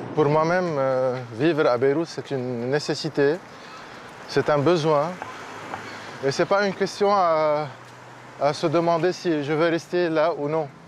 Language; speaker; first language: French; non-native, local second language; Arabic